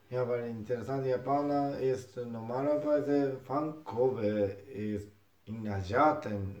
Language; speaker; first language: German; non-native, learner; Japanese